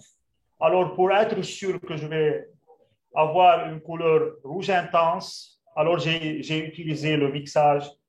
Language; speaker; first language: French; non-native, local second language; Arabic